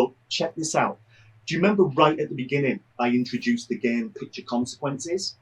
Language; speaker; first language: English; native; English